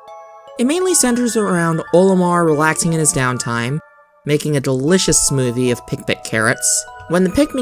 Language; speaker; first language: English; native; English